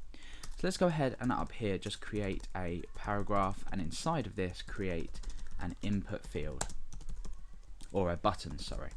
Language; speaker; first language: English; native; English